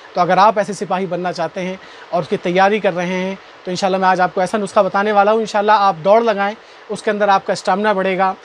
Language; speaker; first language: Hindi; native; Hindi